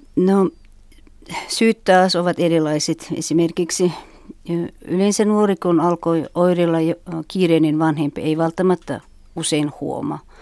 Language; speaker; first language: Finnish; non-native, fluent; Uzbek